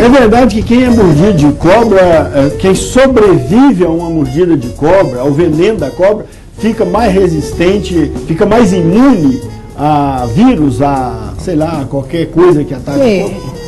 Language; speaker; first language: Portuguese; native; Portuguese